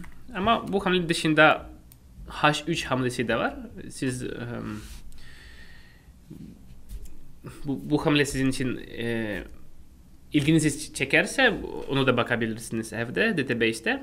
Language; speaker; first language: Turkish; non-native, fluent; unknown